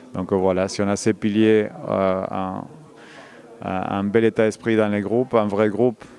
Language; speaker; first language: French; non-native, fluent; Spanish